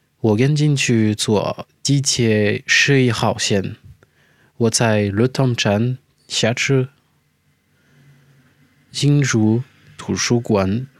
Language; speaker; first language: Chinese; non-native, learner; French